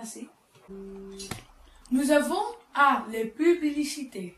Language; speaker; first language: French; non-native, learner; Dutch